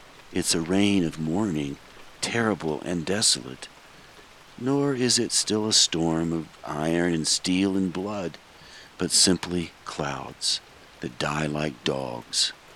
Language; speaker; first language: English; native; English